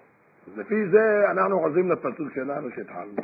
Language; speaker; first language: Hebrew; non-native, fluent; English